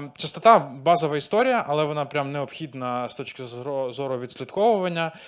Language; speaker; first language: Ukrainian; non-native, local second language; Russian